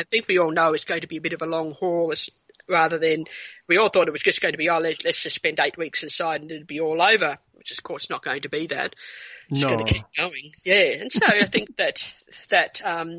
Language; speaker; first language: English; native; English